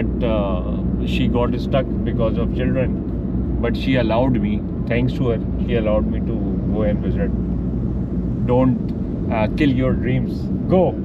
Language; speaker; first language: English; non-native, local second language; Urdu